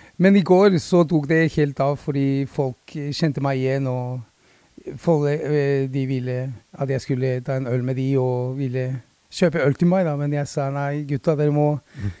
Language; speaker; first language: Norwegian; early bilingual, other home language; Spanish